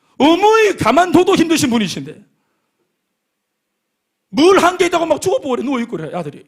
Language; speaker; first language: Korean; native; Korean